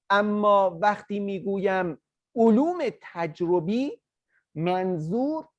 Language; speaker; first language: Persian; native; Persian